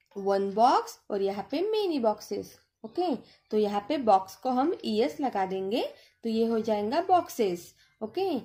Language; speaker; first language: Hindi; non-native, local second language; Marathi